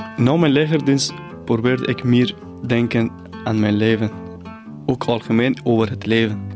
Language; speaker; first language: Dutch; non-native, fluent; Persian